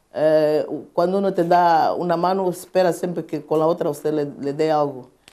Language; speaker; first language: Spanish; non-native, fluent; Portuguese